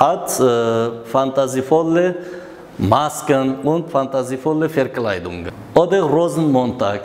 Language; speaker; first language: German; non-native, learner; Uzbek